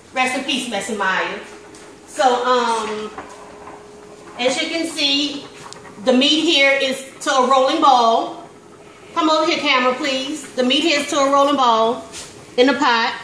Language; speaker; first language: English; native; English